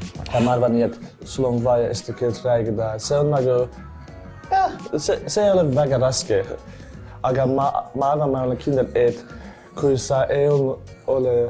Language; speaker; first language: Estonian; non-native, learner; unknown